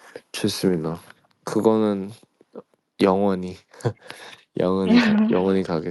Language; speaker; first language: Korean; early bilingual, heritage; Korean